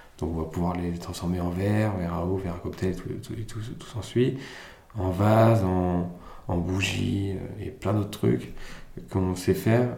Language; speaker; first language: French; early bilingual, other home language; Italian